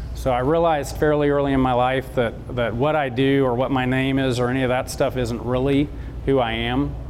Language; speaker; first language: English; native; English